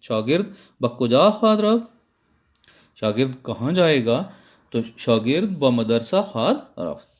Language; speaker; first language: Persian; non-native, fluent; Urdu